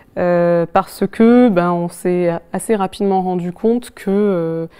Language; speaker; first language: French; native; French